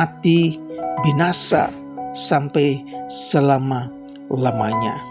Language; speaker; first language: Indonesian; native; Indonesian